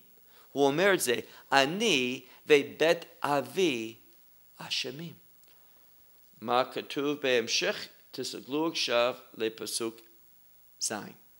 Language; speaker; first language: Hebrew; non-native, fluent; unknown